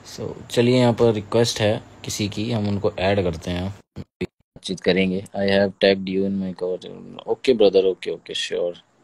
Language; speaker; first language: Hindi; native; Hindi